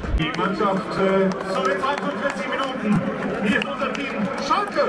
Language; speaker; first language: German; native; German